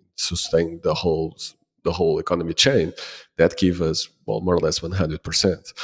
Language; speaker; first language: English; non-native, fluent; Portuguese